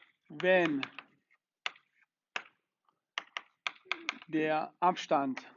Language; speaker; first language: German; non-native, fluent; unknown